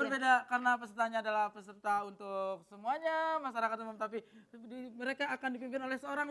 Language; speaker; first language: Indonesian; native; Indonesian